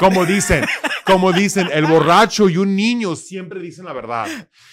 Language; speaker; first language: Spanish; early bilingual, heritage; Spanish